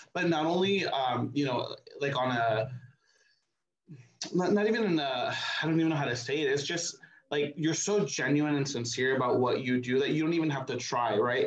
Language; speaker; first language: English; early bilingual, other home language; Spanish